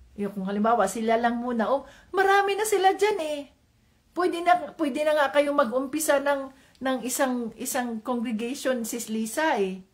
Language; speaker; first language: Filipino; non-native, local second language; Cebuano